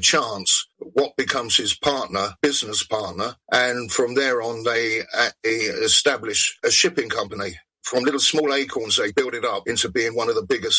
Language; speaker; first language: English; native; English